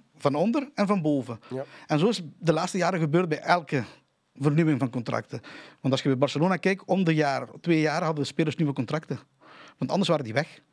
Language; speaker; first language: Dutch; non-native, fluent; Spanish